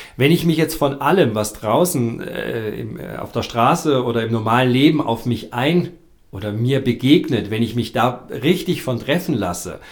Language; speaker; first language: German; native; German